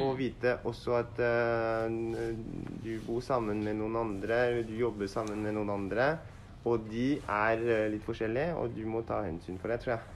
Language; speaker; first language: Norwegian; non-native, learner; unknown